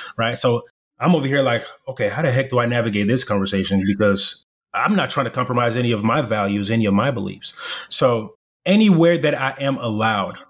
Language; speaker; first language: English; early bilingual, other home language; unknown